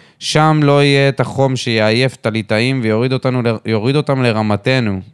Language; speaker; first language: Hebrew; native; Hebrew